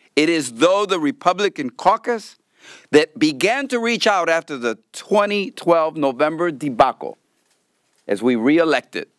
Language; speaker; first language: English; early bilingual, other home language; Spanish